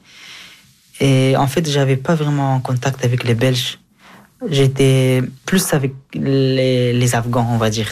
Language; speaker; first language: French; early bilingual, other home language; Persian